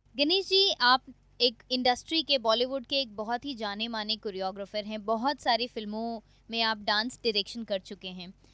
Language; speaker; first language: Hindi; native; Hindi